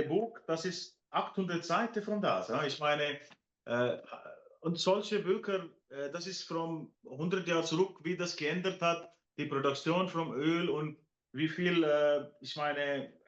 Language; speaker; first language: German; non-native, fluent; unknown